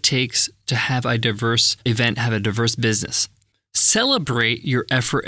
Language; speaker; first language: English; native; English